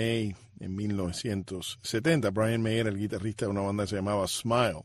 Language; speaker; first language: Spanish; native; Spanish